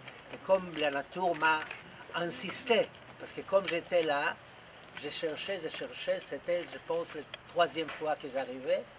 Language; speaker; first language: French; non-native, fluent; Hebrew